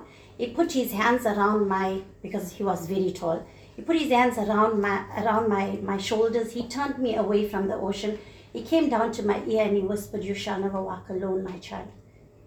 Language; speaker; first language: English; native; English